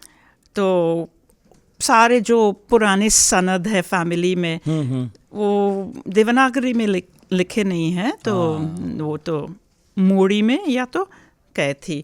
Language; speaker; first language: Hindi; early bilingual, heritage; Hindi